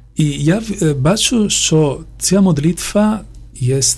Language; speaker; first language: Ukrainian; non-native, learner; Italian